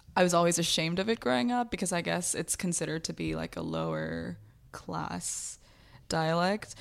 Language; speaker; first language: English; early bilingual, other home language; Bangla